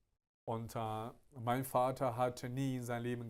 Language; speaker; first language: German; non-native, fluent; Chinese